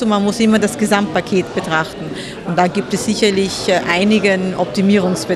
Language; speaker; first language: German; early bilingual, other home language; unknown